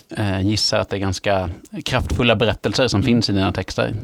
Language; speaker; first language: Swedish; native; Swedish